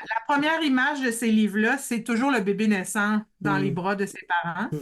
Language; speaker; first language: French; native; French